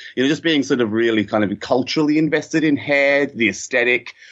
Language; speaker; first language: English; native; English